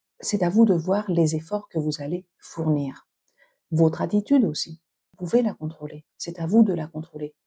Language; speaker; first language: French; native; French